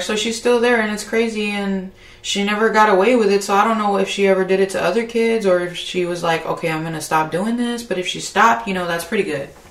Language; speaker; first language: English; early bilingual, other home language; Spanish